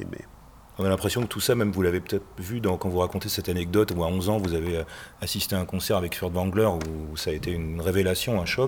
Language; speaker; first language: French; native; French